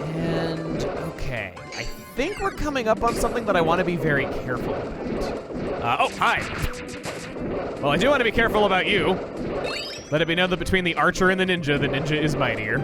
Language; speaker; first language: English; native; English